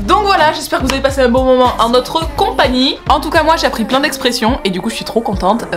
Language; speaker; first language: French; native; French